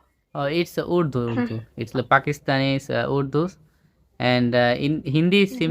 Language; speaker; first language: English; non-native, fluent; Bangla